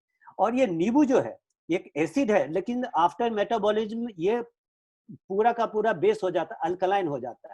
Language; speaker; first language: Hindi; native; Hindi